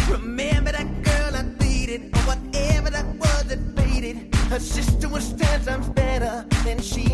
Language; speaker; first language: English; non-native, fluent; Spanish